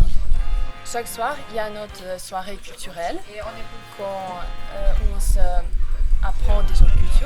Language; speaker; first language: French; non-native, fluent; Serbian